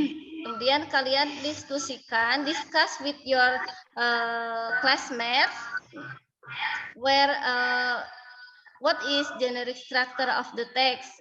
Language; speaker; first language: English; non-native, learner; Indonesian